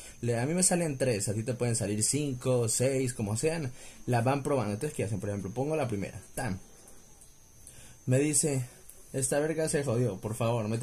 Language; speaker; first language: Spanish; native; Spanish